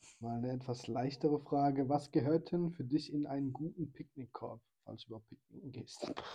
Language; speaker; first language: German; early bilingual, other home language; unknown